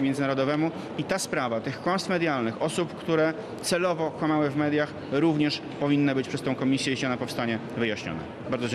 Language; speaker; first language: Polish; native; Polish